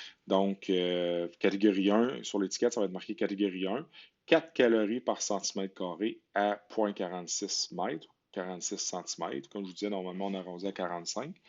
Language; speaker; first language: French; native; French